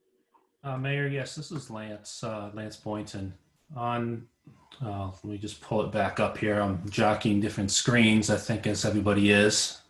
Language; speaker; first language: English; native; English